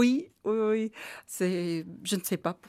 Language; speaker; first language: French; non-native, learner; Armenian